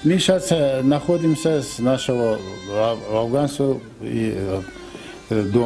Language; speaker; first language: Russian; non-native, fluent; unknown